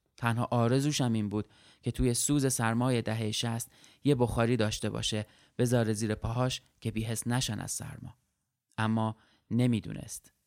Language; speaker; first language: Persian; early bilingual, other home language; Arabic